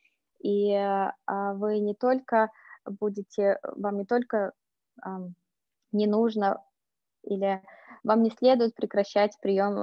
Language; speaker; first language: Russian; native; Russian